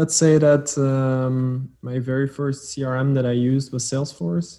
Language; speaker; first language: English; non-native, fluent; Dutch